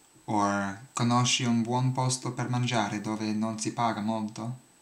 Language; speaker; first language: Italian; non-native, learner; English